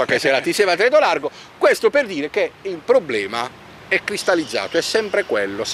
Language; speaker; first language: Italian; native; Italian